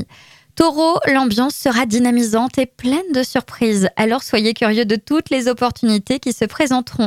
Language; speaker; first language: French; native; French